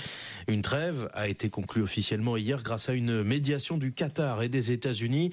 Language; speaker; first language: French; native; French